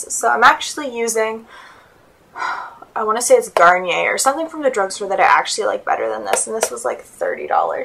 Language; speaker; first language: English; native; English